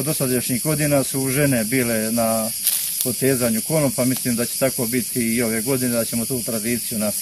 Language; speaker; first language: Bosnian; native; Bosnian